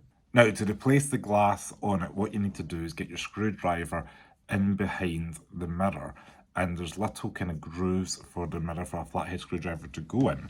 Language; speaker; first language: English; native; English